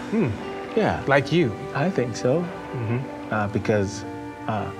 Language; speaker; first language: English; native; English